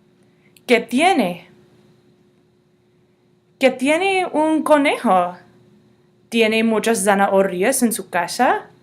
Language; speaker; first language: Spanish; non-native, fluent; English